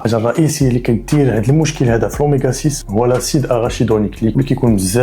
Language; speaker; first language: Arabic; native; Arabic